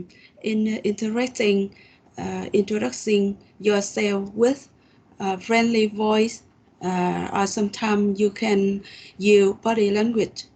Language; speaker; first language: English; non-native, learner; Vietnamese